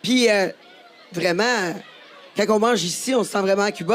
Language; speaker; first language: French; native; French